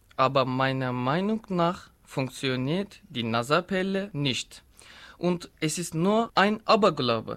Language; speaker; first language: German; non-native, learner; Turkish